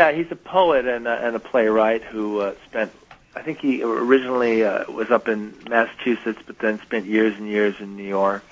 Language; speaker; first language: English; native; English